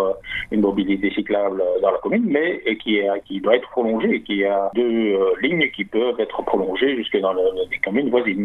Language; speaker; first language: French; native; French